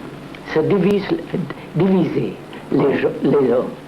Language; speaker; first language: French; non-native, learner; Telugu